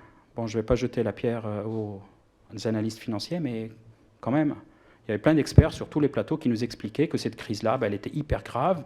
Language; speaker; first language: French; non-native, local second language; Arabic